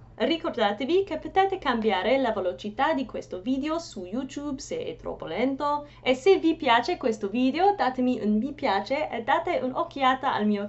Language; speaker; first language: Italian; non-native, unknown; English